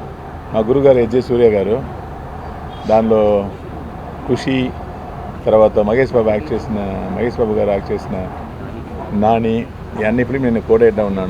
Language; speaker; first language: Telugu; non-native, learner; Tamil